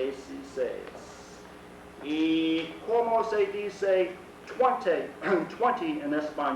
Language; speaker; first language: Spanish; non-native, fluent; English